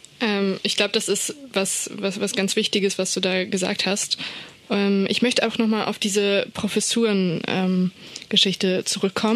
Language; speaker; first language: German; native; German